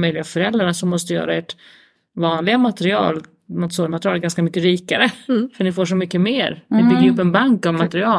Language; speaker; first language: Swedish; native; Swedish